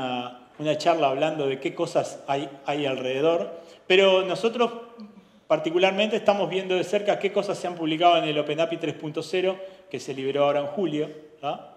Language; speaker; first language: Spanish; native; Spanish